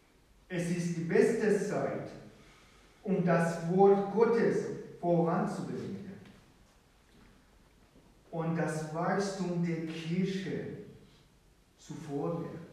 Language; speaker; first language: German; non-native, fluent; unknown